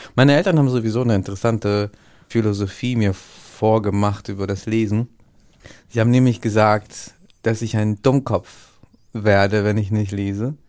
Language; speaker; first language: German; early bilingual, other home language; Russian